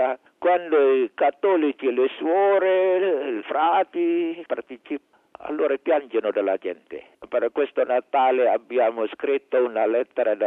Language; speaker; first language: Italian; non-native, fluent; Indonesian